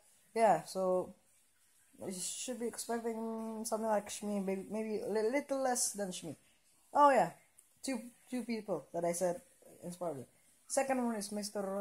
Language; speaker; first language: English; non-native, local second language; Indonesian